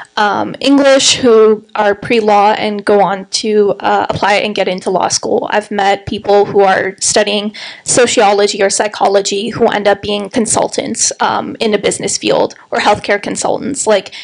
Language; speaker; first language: English; native; English